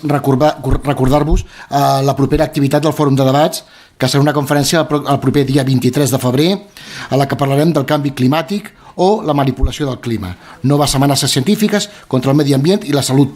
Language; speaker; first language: Catalan; native; Catalan